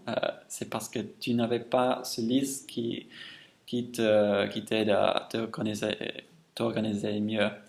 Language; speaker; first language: French; non-native, fluent; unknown